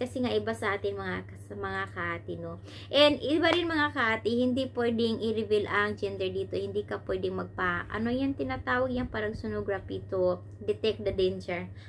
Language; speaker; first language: Filipino; non-native, local second language; Cebuano